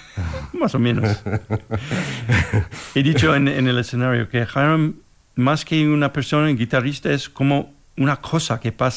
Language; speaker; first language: Spanish; non-native, fluent; English